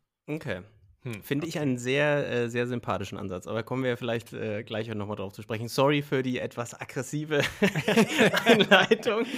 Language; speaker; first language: German; native; German